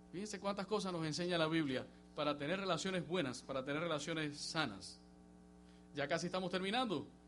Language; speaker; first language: Spanish; native; Spanish